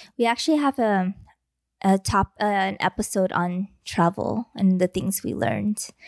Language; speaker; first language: English; early bilingual, other home language; Vietnamese